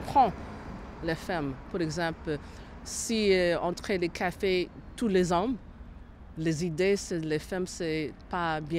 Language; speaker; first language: French; non-native, learner; English